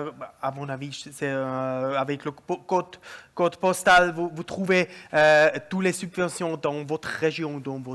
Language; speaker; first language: French; non-native, local second language; German